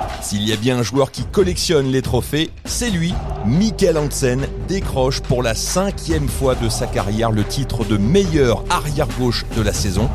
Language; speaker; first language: French; native; French